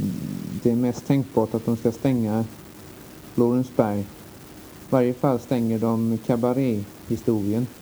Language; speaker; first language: Swedish; native; Swedish